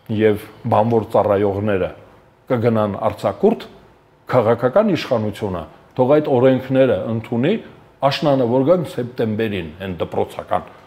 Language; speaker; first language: Armenian; native; Armenian